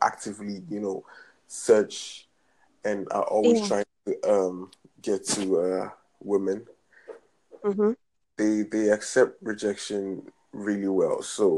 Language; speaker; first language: English; non-native, local second language; Akan